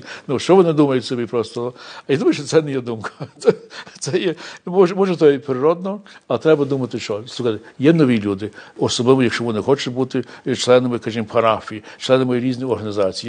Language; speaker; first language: Ukrainian; early bilingual, heritage; English